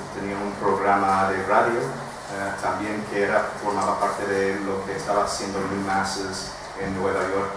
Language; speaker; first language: Spanish; non-native, fluent; English